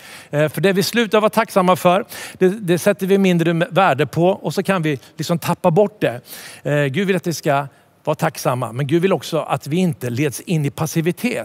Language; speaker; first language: Swedish; native; Swedish